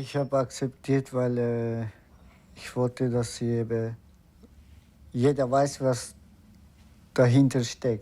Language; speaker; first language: German; non-native, learner; Turkish